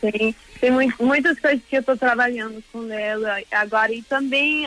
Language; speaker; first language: Portuguese; early bilingual, heritage; Portuguese